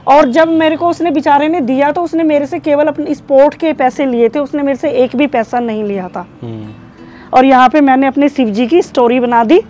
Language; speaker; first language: Hindi; native; Hindi